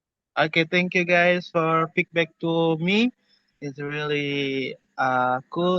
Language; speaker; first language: English; non-native, learner; Indonesian